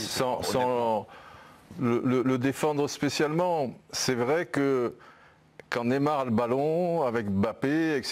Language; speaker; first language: French; native; French